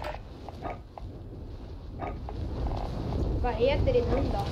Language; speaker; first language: Swedish; early bilingual, other home language; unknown